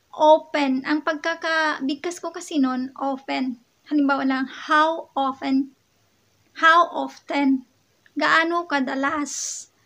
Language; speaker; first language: Filipino; non-native, local second language; Hiligaynon